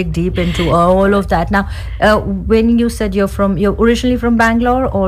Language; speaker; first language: English; non-native, local second language; Hindi